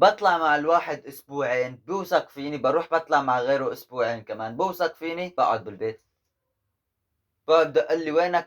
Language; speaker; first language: Arabic; native; Arabic